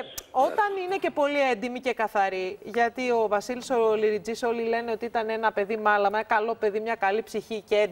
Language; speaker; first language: Greek; native; Greek